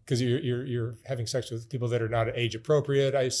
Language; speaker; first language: English; native; English